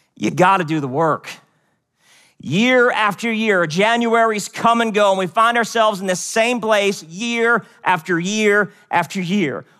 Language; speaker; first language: English; native; English